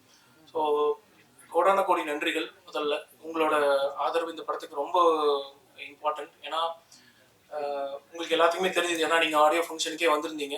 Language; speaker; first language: Tamil; native; Tamil